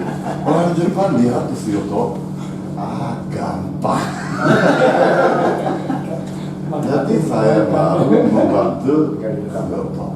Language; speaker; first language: Indonesian; non-native, learner; Japanese